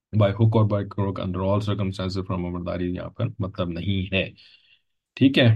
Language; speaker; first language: Urdu; native; Urdu